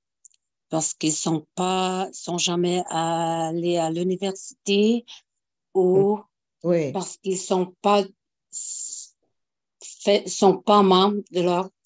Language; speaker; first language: French; non-native, local second language; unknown